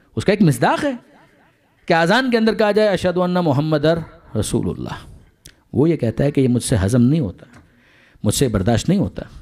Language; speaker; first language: Urdu; non-native, local second language; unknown